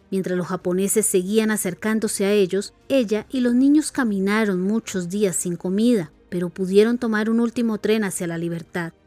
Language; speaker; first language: Spanish; native; Spanish